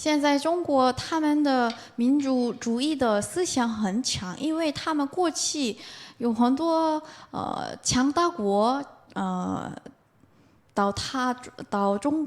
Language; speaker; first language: Chinese; non-native, fluent; Korean